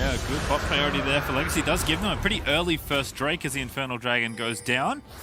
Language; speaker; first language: English; native; English